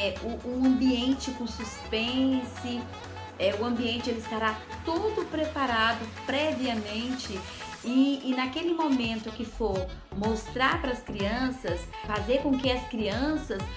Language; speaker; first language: Portuguese; native; Portuguese